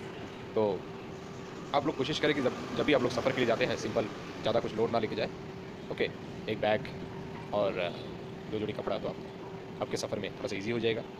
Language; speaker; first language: Hindi; non-native, local second language; Bangla